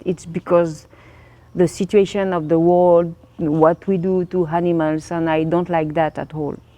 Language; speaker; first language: English; non-native, learner; French